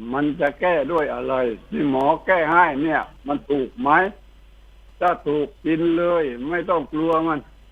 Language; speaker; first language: Thai; native; Thai